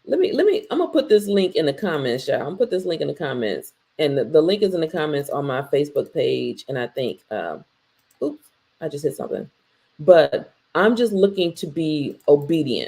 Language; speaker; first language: English; native; English